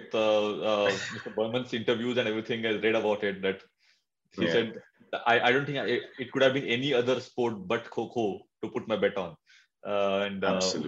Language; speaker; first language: English; non-native, local second language; Marathi